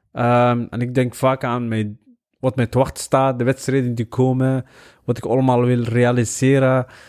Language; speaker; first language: Dutch; early bilingual, other home language; Somali